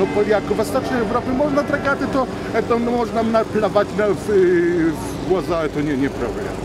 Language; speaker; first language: Russian; non-native, learner; Polish